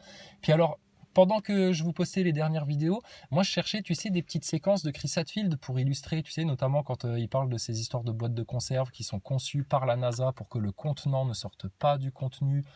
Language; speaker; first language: French; native; French